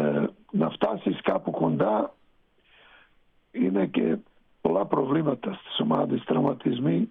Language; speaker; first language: Greek; non-native, fluent; Serbian